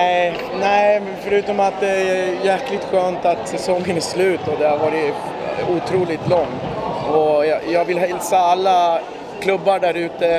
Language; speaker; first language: Swedish; native; Swedish